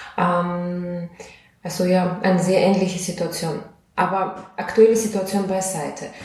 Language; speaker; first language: German; non-native, fluent; Russian